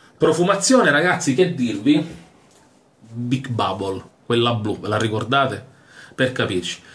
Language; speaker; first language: Italian; native; Italian